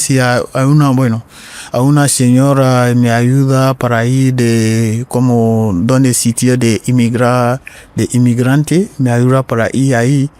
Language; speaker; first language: Spanish; non-native, learner; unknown